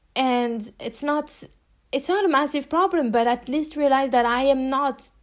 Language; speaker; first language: English; non-native, fluent; French